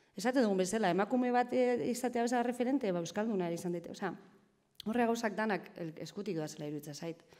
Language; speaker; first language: Basque; native; Basque